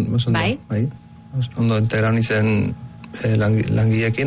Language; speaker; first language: Basque; early bilingual, other home language; Arabic